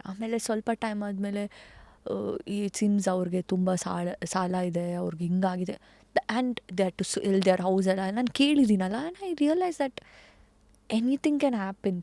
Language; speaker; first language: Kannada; non-native, local second language; Tulu